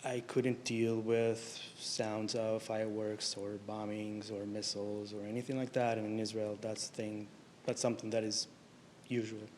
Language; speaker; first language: English; non-native, fluent; Hebrew